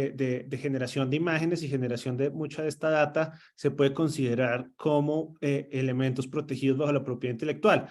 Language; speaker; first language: Spanish; native; Spanish